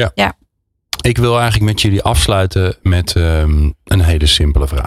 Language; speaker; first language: Dutch; native; Dutch